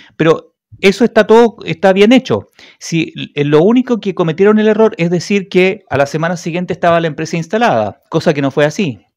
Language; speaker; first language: Spanish; native; Spanish